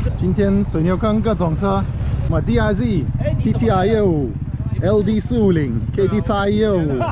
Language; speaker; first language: Chinese; non-native, fluent; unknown